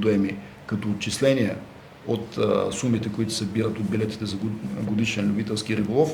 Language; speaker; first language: Bulgarian; native; Bulgarian